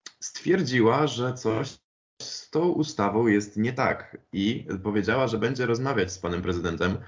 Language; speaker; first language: Polish; native; Polish